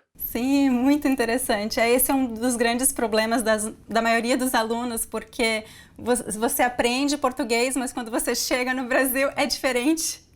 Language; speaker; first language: Portuguese; native; Portuguese